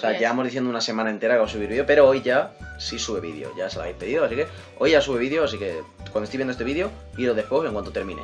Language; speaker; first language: Spanish; native; Spanish